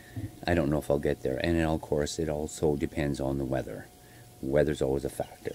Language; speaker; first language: English; native; English